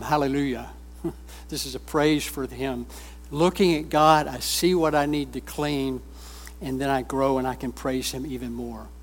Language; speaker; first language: English; native; English